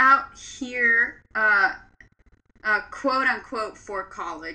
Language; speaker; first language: English; early bilingual, other home language; Polish